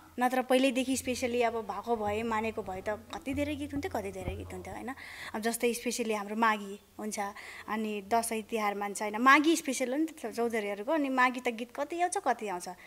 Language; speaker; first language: Nepali; non-native, local second language; Dangaura Tharu